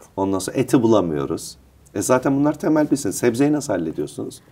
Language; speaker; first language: Turkish; native; Turkish